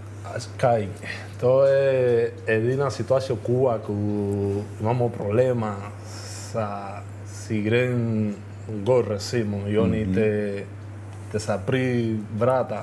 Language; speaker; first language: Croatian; non-native, learner; Spanish